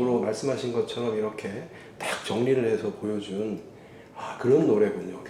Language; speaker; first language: Korean; native; Korean